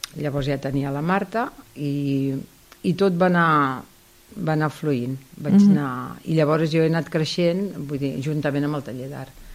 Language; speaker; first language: Catalan; native; Catalan